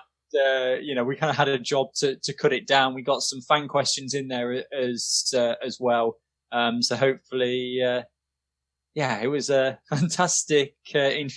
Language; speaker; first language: English; native; English